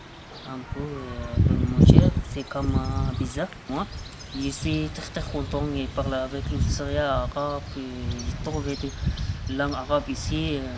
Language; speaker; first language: French; non-native, learner; Arabic